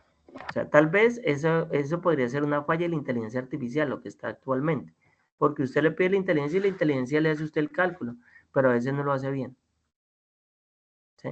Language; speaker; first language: Spanish; native; Spanish